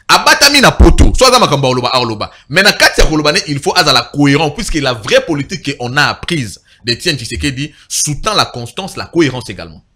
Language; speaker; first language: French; non-native, local second language; Lingala